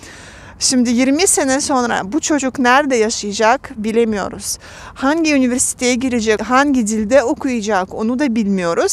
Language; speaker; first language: Turkish; non-native, fluent; Russian